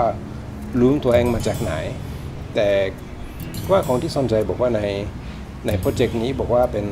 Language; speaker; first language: Thai; non-native, learner; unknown